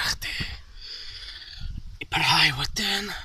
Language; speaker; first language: Welsh; non-native, learner; English